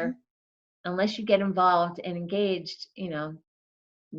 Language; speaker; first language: English; native; English